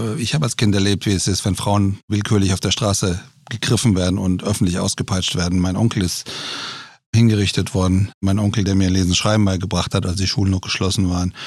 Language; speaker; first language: German; early bilingual, other home language; Persian